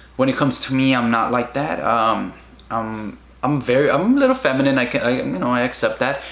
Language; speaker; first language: English; early bilingual, other home language; Spanish